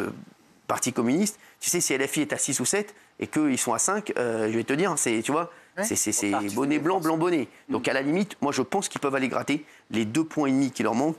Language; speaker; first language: French; native; French